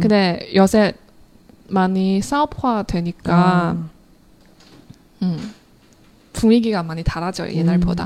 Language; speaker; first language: Korean; non-native, learner; Chinese